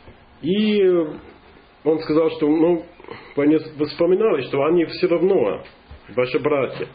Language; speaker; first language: Russian; non-native, fluent; English